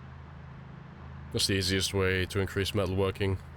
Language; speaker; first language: English; native; English